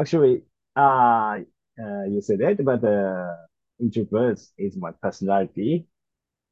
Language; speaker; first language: English; non-native, learner; Japanese